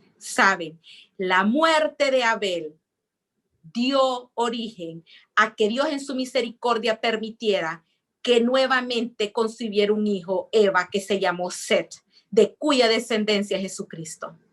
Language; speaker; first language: Spanish; native; Spanish